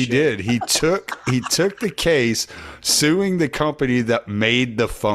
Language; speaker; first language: English; native; English